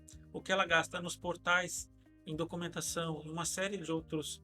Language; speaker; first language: Portuguese; native; Portuguese